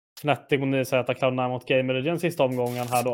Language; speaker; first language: Swedish; native; Swedish